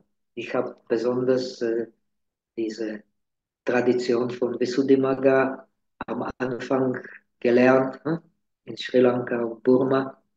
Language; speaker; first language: German; non-native, fluent; Czech